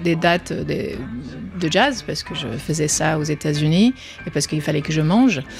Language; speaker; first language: French; non-native, fluent; English